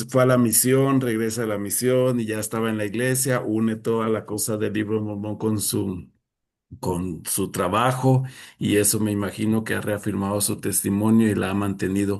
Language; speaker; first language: Spanish; native; Spanish